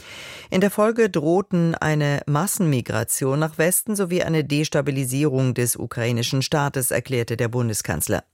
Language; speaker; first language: German; native; German